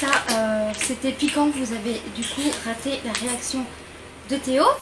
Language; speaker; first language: French; native; French